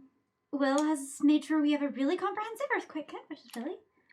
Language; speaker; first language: English; native; English